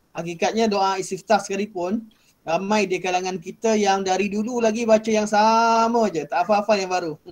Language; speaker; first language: Malay; native; Malay